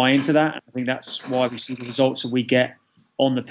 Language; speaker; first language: English; native; English